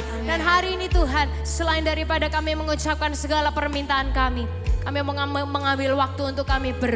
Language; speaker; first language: Indonesian; native; Indonesian